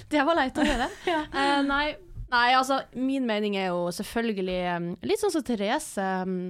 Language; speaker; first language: Norwegian; native; Norwegian